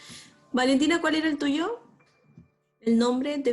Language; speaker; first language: Spanish; native; Spanish